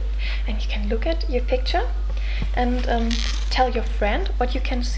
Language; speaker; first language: English; non-native, fluent; German